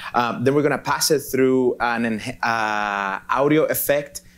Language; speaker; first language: English; non-native, fluent; Spanish